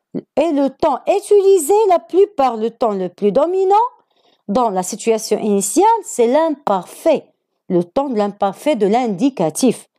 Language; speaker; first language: French; non-native, local second language; Arabic